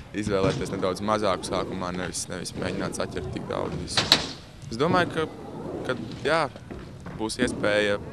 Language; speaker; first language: Latvian; native; Latvian